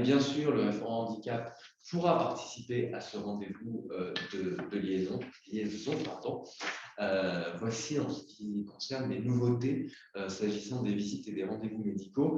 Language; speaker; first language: French; native; French